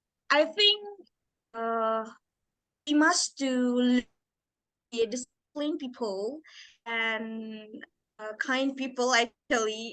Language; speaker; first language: English; non-native, learner; Indonesian